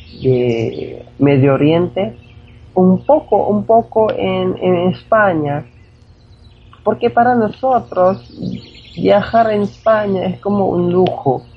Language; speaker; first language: Spanish; non-native, fluent; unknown